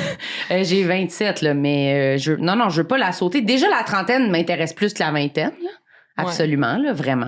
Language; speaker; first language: French; native; French